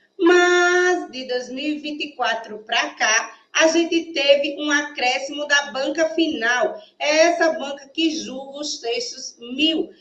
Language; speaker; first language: Portuguese; native; Portuguese